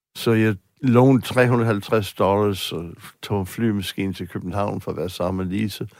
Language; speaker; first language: Danish; non-native, fluent; English